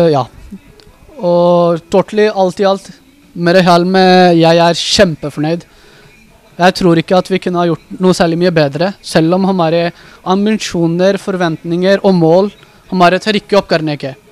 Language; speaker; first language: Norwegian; early bilingual, other home language; Urdu